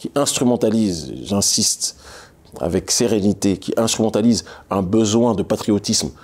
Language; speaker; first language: French; native; French